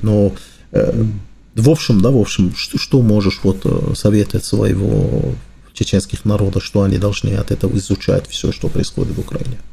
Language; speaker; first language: Russian; non-native, learner; Azerbaijani